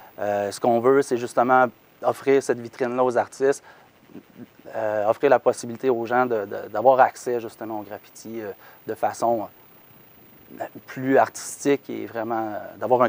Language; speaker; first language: French; native; French